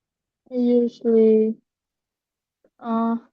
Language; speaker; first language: English; non-native, learner; Vietnamese